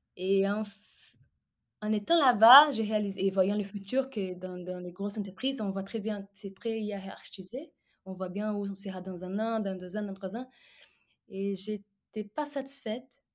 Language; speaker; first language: French; non-native, fluent; Portuguese